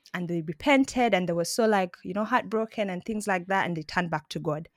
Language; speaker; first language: English; non-native, local second language; Ganda